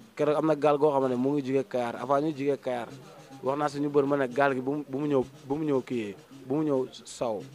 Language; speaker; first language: Wolof; native; Wolof